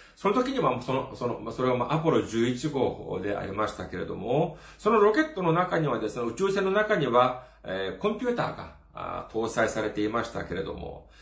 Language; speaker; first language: Japanese; non-native, fluent; Korean